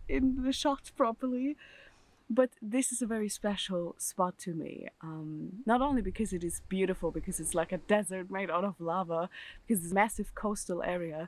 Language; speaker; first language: English; non-native, fluent; German